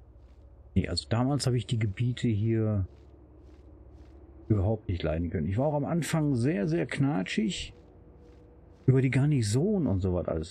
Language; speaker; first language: German; native; German